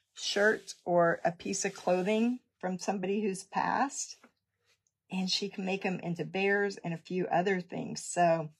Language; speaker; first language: English; native; English